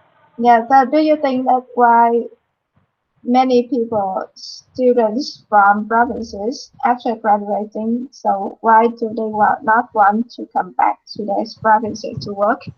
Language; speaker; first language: English; non-native, fluent; Vietnamese